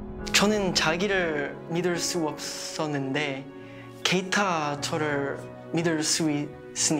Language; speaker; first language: Korean; non-native, learner; English